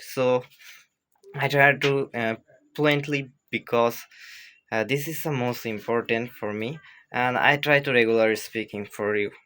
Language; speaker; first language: English; non-native, learner; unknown